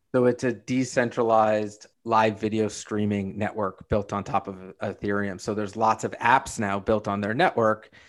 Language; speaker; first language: English; native; English